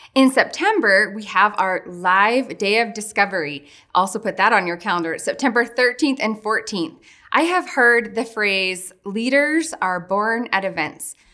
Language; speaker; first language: English; native; English